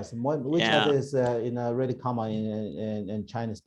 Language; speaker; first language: English; non-native, learner; Chinese